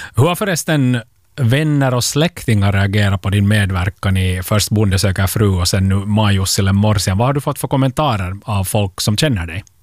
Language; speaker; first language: Swedish; native; Swedish